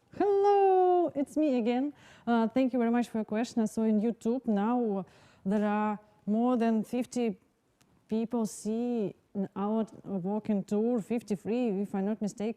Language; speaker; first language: English; non-native, learner; Russian